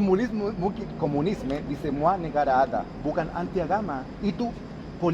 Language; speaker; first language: Indonesian; non-native, fluent; Spanish